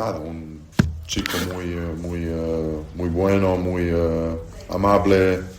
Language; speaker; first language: Spanish; non-native, fluent; Serbian